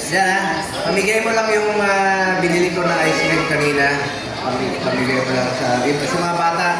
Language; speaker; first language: Filipino; non-native, local second language; Cebuano